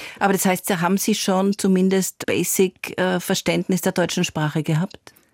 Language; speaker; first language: German; native; German